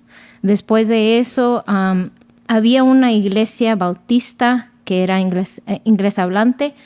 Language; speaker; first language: Spanish; early bilingual, other home language; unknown